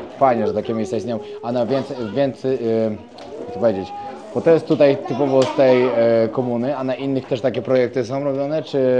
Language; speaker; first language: Polish; native; Polish